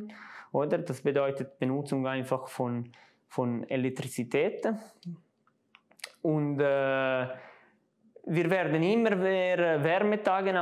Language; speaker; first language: German; non-native, local second language; Italian